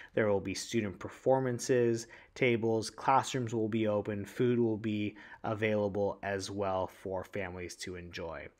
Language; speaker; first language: English; early bilingual, other home language; Spanish